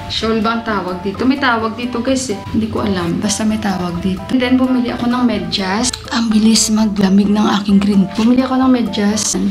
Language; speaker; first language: Filipino; native; Filipino